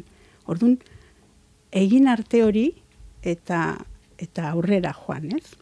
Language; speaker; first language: Basque; non-native, local second language; Spanish